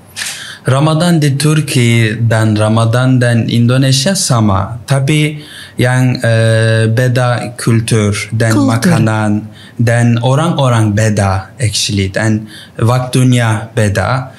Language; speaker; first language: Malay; non-native, learner; Turkish